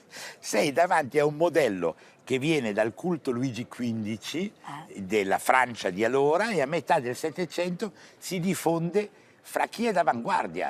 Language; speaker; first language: Italian; native; Italian